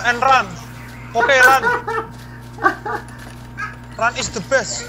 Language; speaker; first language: English; non-native, learner; Indonesian